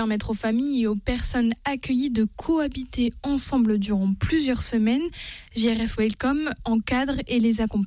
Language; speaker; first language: French; native; French